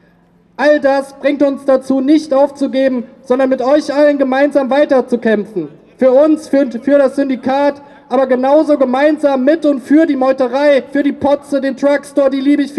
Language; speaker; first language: German; native; German